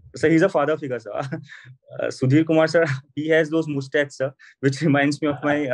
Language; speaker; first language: English; non-native, local second language; Assamese